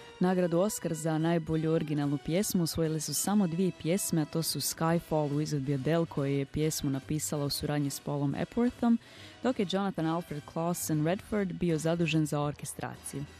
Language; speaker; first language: Croatian; native; Croatian